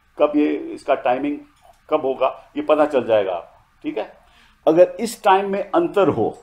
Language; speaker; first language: Hindi; native; Hindi